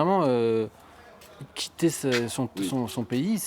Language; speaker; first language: French; native; French